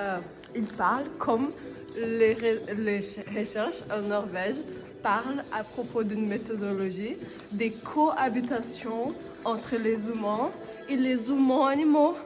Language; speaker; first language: French; non-native, learner; Portuguese